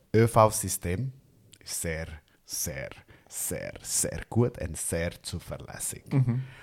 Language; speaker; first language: German; non-native, fluent; Indonesian